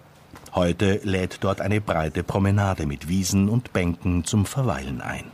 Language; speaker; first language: German; native; German